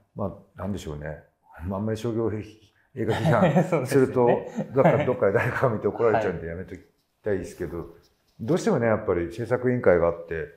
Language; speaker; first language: Japanese; native; Japanese